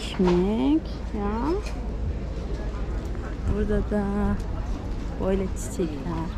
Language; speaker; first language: Turkish; non-native, fluent; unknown